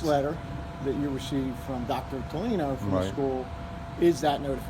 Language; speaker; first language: English; native; English